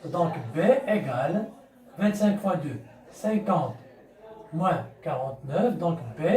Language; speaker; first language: French; non-native, local second language; Arabic